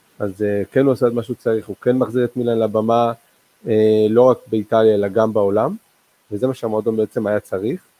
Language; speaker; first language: Hebrew; non-native, local second language; Arabic